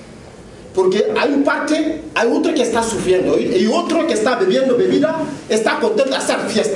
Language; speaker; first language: Spanish; non-native, learner; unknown